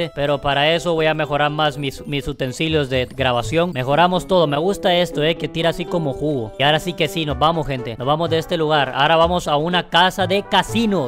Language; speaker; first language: Spanish; native; Spanish